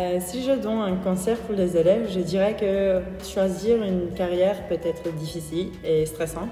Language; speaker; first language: French; non-native, fluent; Turkish